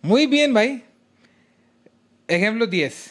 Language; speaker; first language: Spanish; non-native, learner; Hindi